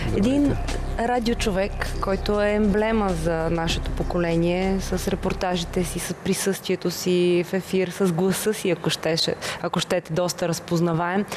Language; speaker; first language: Bulgarian; native; Bulgarian